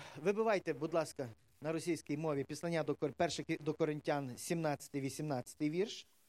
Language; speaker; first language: Ukrainian; native; Ukrainian